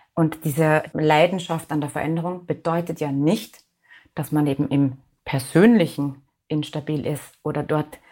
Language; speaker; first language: German; native; German